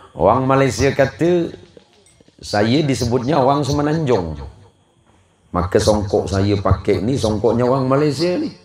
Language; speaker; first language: Indonesian; native; Indonesian